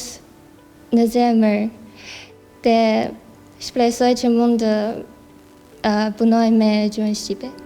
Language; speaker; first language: Albanian; non-native, learner; Chinese